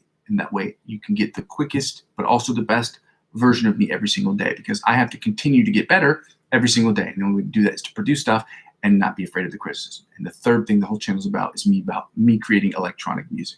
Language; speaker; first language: English; native; English